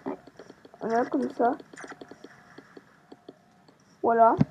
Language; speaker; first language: French; native; French